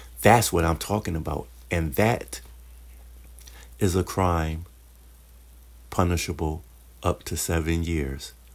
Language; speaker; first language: English; native; English